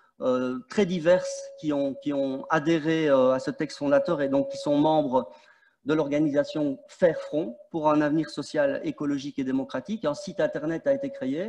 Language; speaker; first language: French; native; French